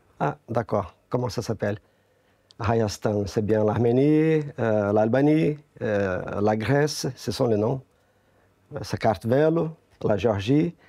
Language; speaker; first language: French; non-native, fluent; Portuguese